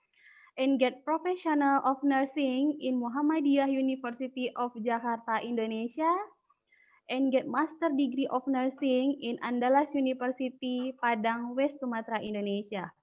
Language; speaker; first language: English; non-native, learner; Indonesian